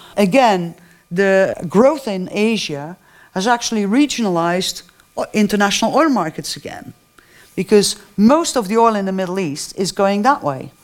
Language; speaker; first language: English; non-native, fluent; Dutch